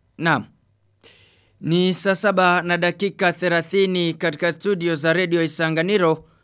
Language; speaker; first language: Swahili; non-native, local second language; Rundi